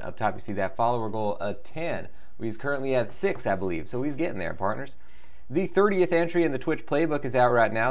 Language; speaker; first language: English; native; English